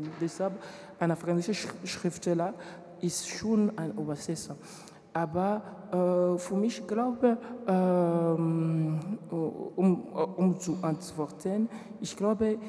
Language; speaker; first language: German; non-native, learner; French